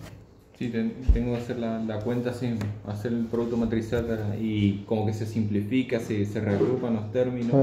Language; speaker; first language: Spanish; native; Spanish